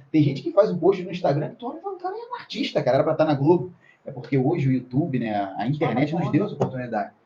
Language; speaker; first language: Portuguese; native; Portuguese